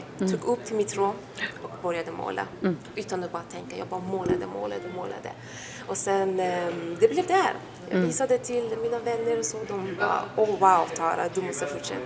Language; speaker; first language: Swedish; non-native, fluent; Persian